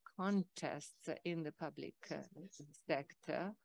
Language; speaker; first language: English; non-native, fluent; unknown